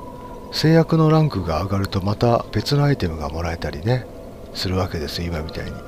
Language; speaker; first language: Japanese; native; Japanese